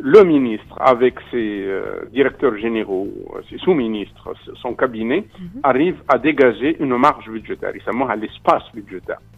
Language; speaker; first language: French; non-native, local second language; Arabic